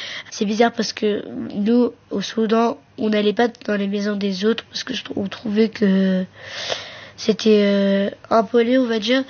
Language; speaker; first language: French; early bilingual, other home language; Arabic